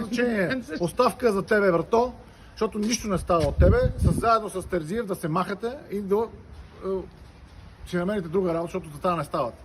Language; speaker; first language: Bulgarian; native; Bulgarian